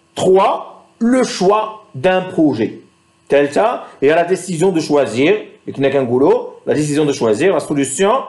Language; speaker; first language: French; non-native, local second language; Arabic